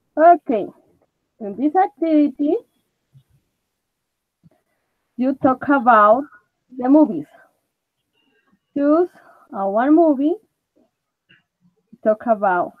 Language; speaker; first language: English; non-native, learner; Spanish